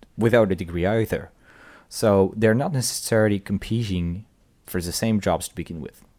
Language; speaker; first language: English; non-native, fluent; French